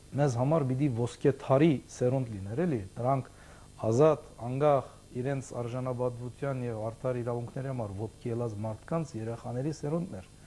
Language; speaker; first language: Armenian; early bilingual, heritage; Armenian